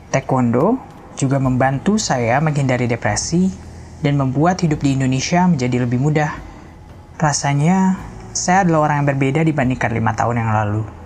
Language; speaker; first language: Indonesian; non-native, fluent; Persian